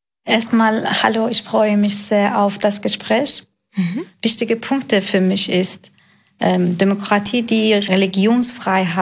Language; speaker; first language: German; non-native, learner; Persian